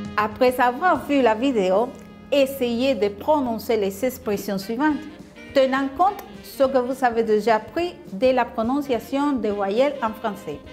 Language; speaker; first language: French; non-native, fluent; Spanish